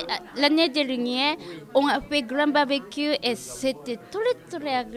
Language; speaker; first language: French; non-native, learner; Japanese